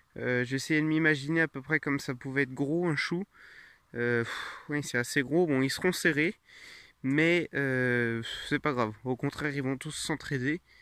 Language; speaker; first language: French; native; French